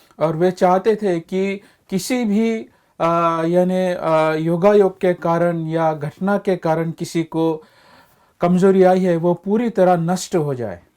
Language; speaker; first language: Hindi; non-native, local second language; Marathi